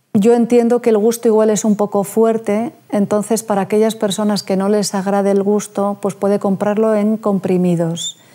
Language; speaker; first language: Spanish; native; Spanish